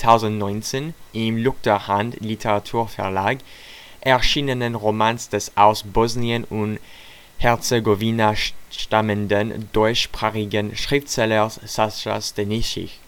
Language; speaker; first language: German; non-native, learner; French